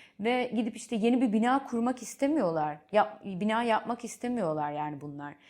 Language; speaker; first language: Turkish; early bilingual, heritage; Turkish